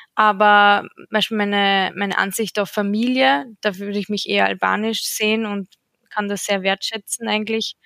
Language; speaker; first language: German; native; German